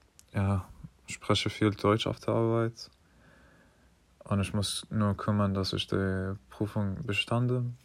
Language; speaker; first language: German; non-native, fluent; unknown